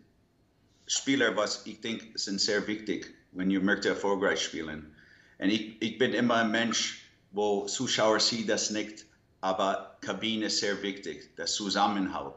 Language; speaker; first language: German; non-native, learner; English